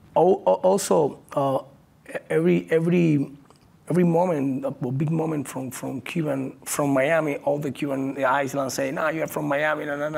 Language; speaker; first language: English; non-native, learner; Spanish